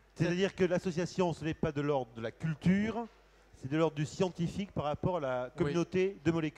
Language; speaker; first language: French; native; French